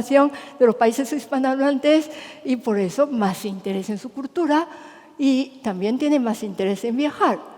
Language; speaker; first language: Spanish; non-native, fluent; Japanese